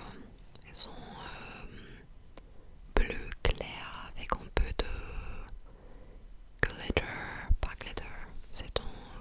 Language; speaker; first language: French; non-native, fluent; English